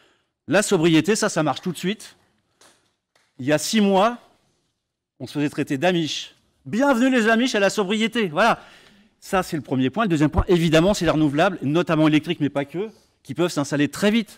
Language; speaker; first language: French; native; French